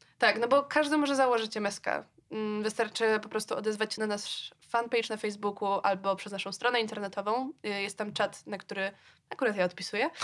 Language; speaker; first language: Polish; native; Polish